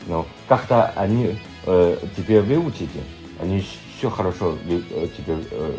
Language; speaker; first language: Russian; non-native, learner; Chinese